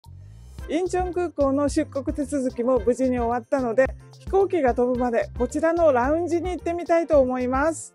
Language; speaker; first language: Japanese; native; Japanese